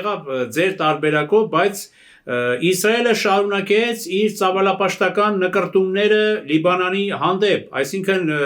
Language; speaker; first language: Armenian; native; Armenian